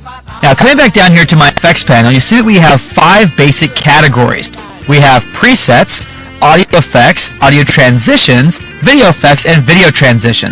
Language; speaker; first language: English; native; English